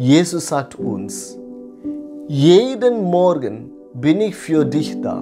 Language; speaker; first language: German; non-native, fluent; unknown